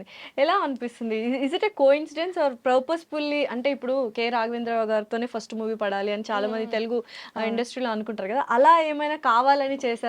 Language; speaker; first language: Telugu; native; Telugu